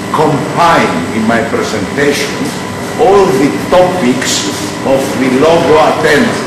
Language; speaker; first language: English; non-native, fluent; Greek